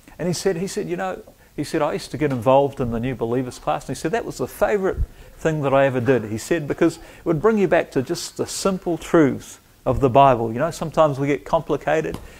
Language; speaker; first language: English; native; English